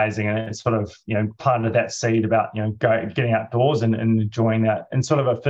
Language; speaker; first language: English; native; English